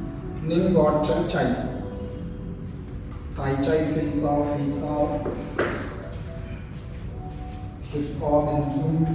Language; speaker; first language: Vietnamese; non-native, learner; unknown